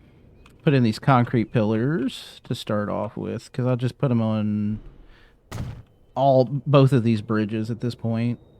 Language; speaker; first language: English; native; English